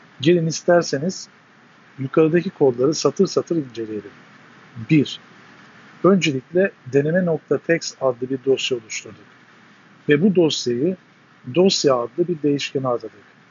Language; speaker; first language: Turkish; native; Turkish